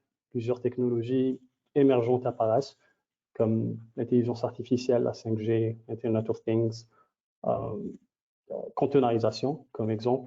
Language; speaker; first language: French; native; French